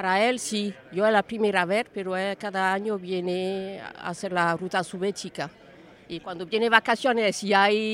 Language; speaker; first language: Spanish; early bilingual, other home language; French